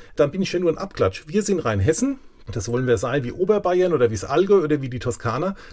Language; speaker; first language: German; native; German